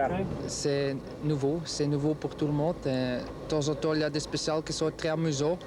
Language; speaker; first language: French; non-native, local second language; Dutch